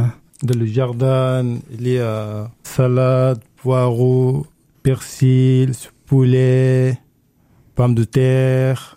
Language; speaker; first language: French; non-native, learner; Arabic